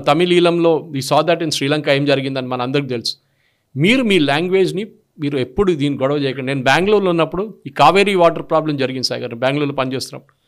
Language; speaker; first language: Telugu; non-native, local second language; Malayalam